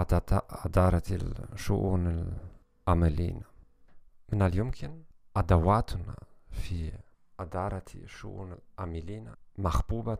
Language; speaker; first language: Arabic; non-native, learner; German